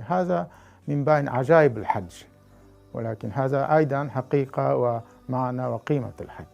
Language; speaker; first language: Arabic; non-native, fluent; Japanese